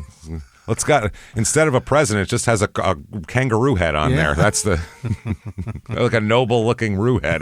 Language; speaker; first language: English; native; English